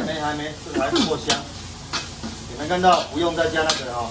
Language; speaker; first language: Chinese; native; Chinese